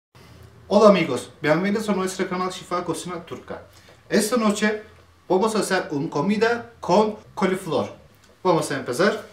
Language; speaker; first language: Spanish; non-native, learner; Turkish